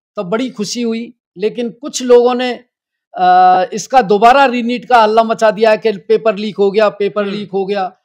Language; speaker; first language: Hindi; native; Hindi